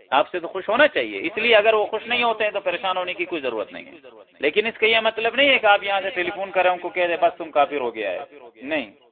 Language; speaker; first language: Urdu; non-native, local second language; Pashto